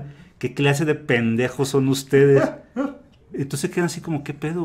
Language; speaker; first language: Spanish; native; Spanish